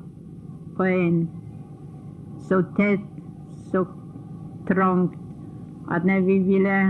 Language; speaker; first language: Swedish; non-native, fluent; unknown